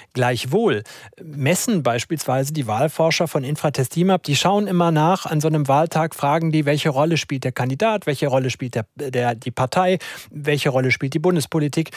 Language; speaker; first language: German; native; German